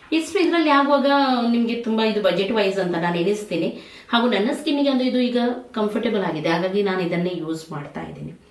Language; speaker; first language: Kannada; native; Kannada